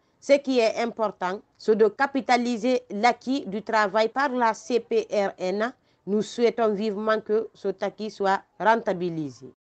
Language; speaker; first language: French; non-native, local second language; Fula